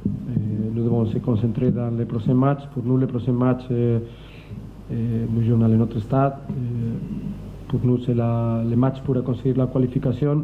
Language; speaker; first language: French; non-native, learner; Spanish